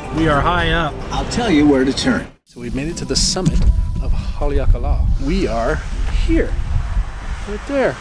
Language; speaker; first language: English; native; English